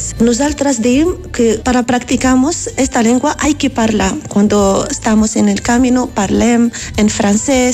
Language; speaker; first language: Catalan; non-native, learner; Arabic